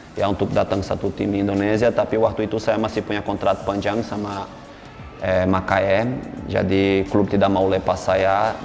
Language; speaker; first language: Indonesian; non-native, fluent; Portuguese